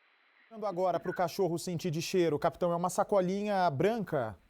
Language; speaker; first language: Portuguese; native; Portuguese